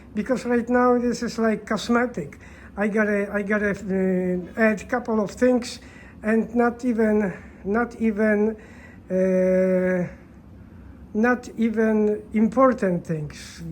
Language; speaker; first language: English; non-native, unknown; Polish